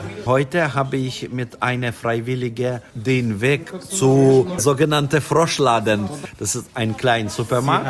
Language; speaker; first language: German; non-native, fluent; Ukrainian